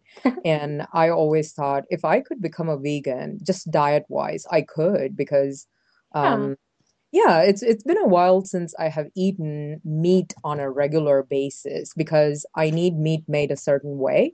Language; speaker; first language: English; non-native, local second language; Tamil